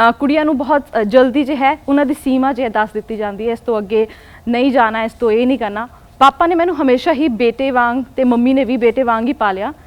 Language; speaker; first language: Punjabi; non-native, local second language; Hindi